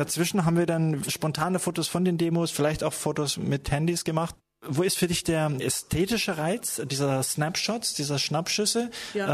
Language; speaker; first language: German; native; German